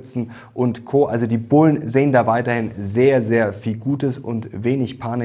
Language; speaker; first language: German; native; German